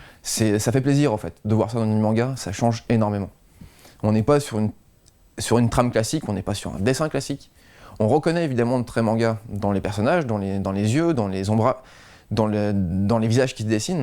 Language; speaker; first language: French; native; French